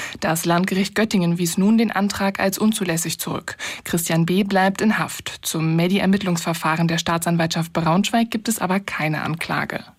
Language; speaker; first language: German; native; German